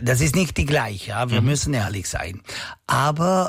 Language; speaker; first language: German; non-native, local second language; Italian